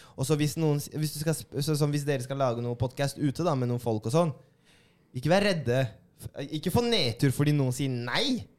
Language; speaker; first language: Norwegian; early bilingual, other home language; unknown